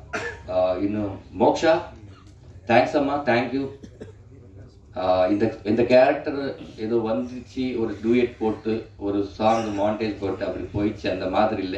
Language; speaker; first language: Tamil; non-native, learner; Telugu